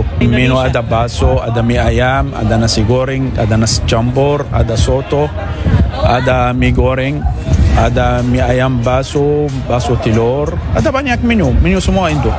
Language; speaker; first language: Indonesian; non-native, learner; Arabic